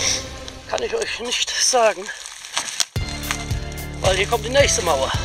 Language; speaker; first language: German; native; German